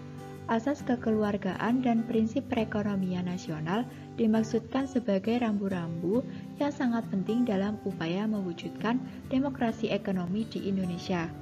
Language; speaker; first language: Indonesian; native; Indonesian